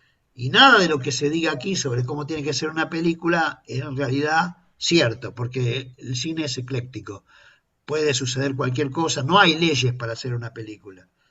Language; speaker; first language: Spanish; native; Spanish